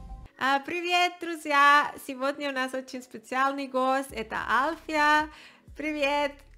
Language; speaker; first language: Russian; non-native, learner; Spanish